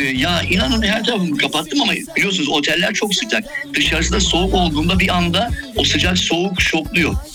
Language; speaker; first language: Turkish; native; Turkish